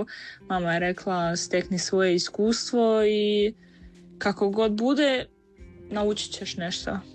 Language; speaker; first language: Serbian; early bilingual, heritage; Croatian